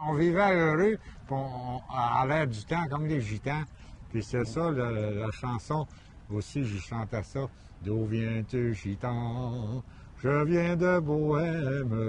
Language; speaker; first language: French; native; French